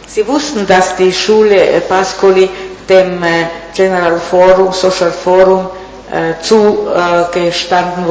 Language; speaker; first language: German; non-native, fluent; Italian